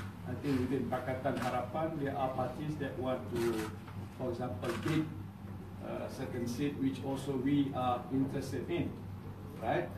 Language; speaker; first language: English; non-native, local second language; Malay